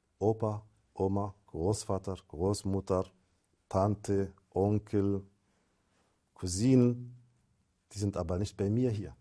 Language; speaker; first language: German; non-native, fluent; Arabic